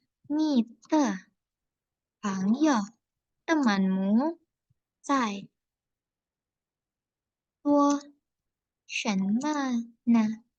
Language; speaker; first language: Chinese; non-native, fluent; Indonesian